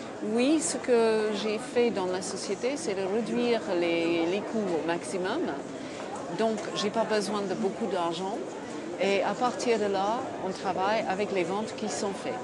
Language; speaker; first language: French; non-native, fluent; English